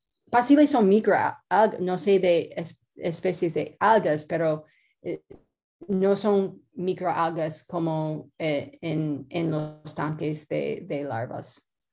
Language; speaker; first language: Spanish; non-native, learner; English